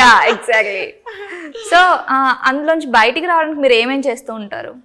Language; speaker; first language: Telugu; native; Telugu